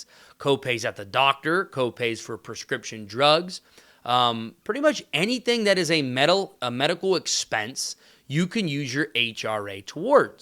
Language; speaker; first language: English; native; English